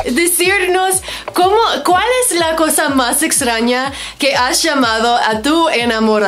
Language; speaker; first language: Spanish; non-native, learner; English